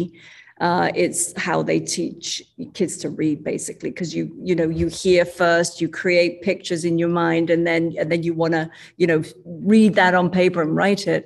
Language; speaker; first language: English; native; English